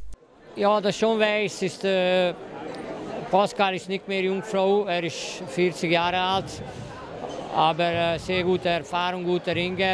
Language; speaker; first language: German; non-native, learner; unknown